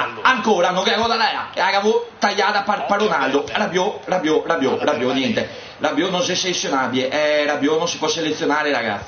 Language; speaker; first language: Italian; native; Italian